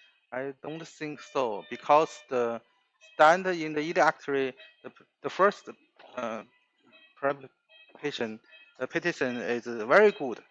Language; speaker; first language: English; non-native, learner; Chinese